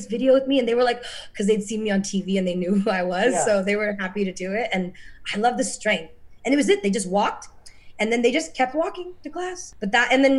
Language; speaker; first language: English; native; English